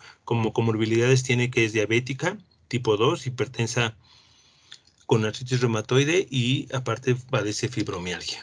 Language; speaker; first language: Spanish; native; Spanish